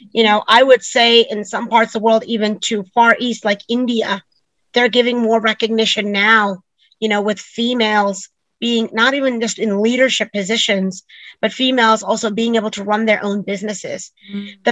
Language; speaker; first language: English; native; English